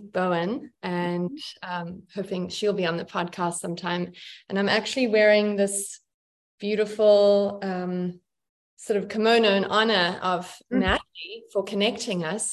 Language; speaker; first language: English; native; English